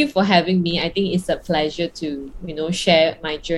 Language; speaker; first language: English; non-native, local second language; Cantonese